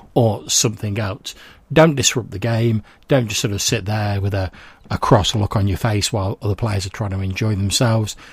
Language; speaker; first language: English; native; English